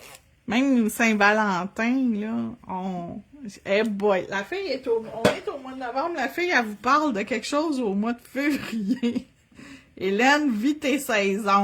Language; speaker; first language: French; native; French